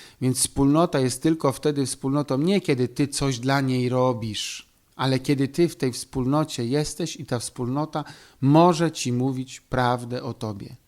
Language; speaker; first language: Polish; native; Polish